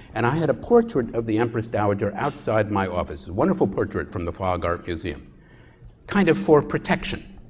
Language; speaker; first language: English; native; English